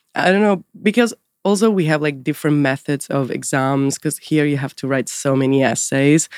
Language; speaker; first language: English; non-native, fluent; Italian